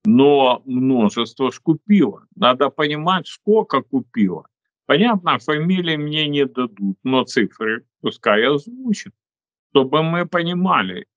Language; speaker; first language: Russian; non-native, local second language; Ukrainian